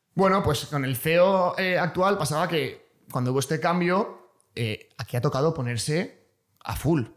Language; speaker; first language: Spanish; native; Spanish